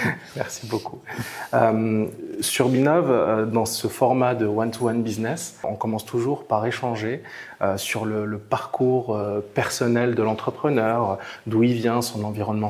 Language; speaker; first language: French; native; French